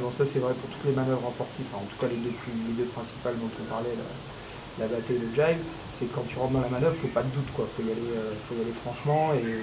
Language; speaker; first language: French; native; French